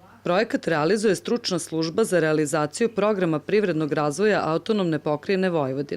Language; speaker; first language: Serbian; native; Serbian